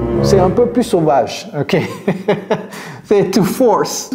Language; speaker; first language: French; native; French